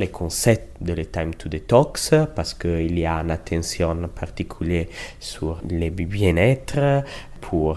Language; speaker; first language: French; non-native, learner; Italian